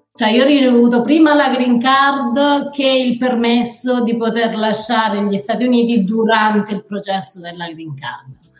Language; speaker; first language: Italian; native; Italian